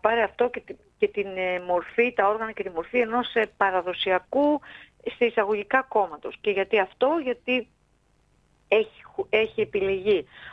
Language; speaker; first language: Greek; native; Greek